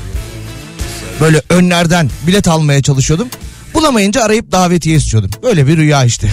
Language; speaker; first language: Turkish; native; Turkish